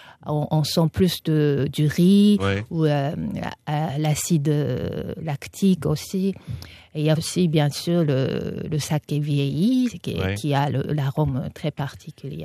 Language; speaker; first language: French; non-native, fluent; Japanese